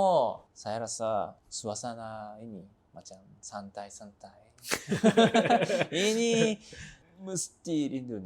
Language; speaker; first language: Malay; non-native, fluent; Japanese